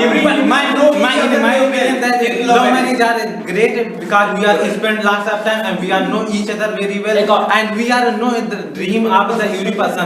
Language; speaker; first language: English; non-native, learner; Hindi